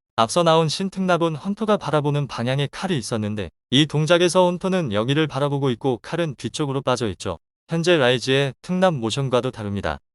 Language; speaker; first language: Korean; native; Korean